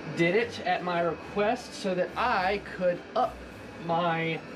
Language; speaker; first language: English; native; English